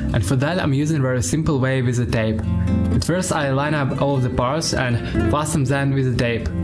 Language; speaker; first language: English; non-native, learner; Ukrainian